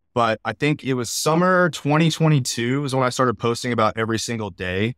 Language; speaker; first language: English; native; English